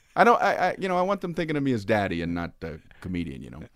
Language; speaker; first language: English; native; English